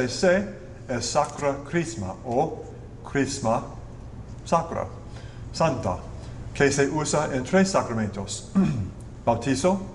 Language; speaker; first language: Spanish; non-native, learner; English